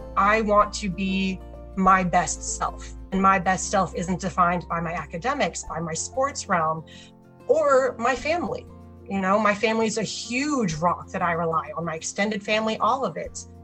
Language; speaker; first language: English; native; English